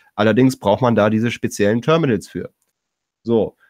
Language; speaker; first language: German; native; German